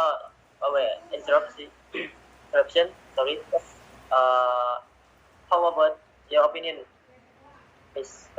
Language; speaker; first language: English; non-native, learner; Indonesian